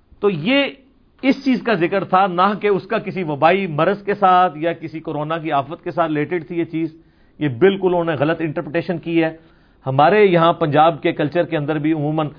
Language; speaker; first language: Urdu; non-native, local second language; Punjabi